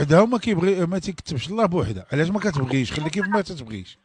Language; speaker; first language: Arabic; native; Arabic